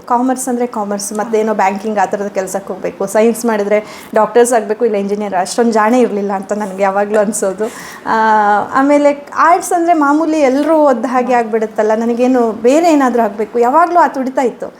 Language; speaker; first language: Kannada; native; Kannada